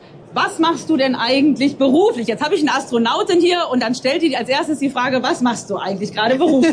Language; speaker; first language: German; native; German